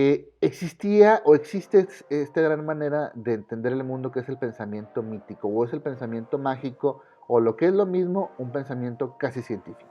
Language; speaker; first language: Spanish; native; Spanish